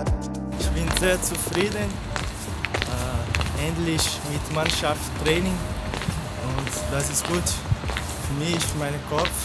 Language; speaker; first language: German; non-native, learner; Portuguese